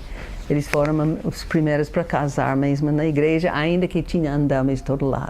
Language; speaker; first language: Portuguese; non-native, fluent; English